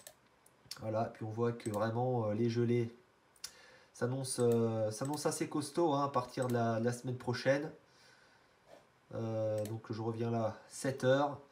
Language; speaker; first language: French; native; French